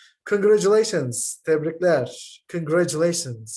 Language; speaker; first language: English; non-native, fluent; Turkish